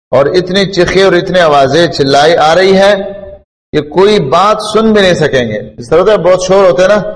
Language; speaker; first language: Urdu; non-native, local second language; Pashto